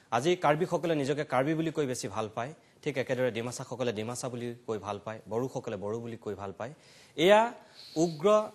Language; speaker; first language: Assamese; native; Assamese